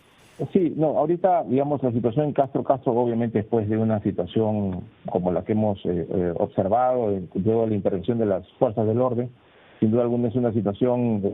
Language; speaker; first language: Spanish; native; Spanish